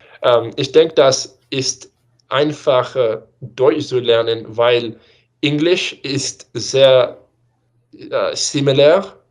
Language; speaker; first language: German; non-native, learner; English